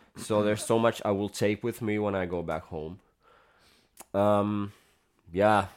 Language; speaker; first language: English; non-native, fluent; Finnish